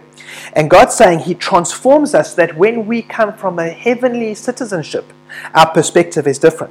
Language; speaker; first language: English; native; English